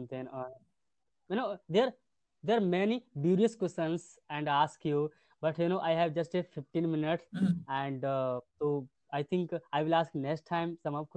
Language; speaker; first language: English; non-native, learner; Hindi